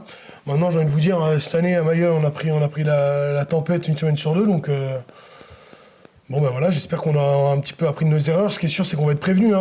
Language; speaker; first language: French; native; French